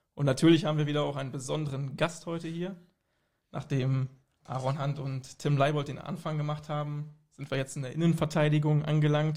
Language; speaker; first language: German; native; German